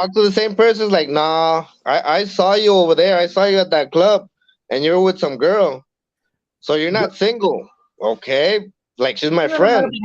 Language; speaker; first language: English; early bilingual, other home language; Spanish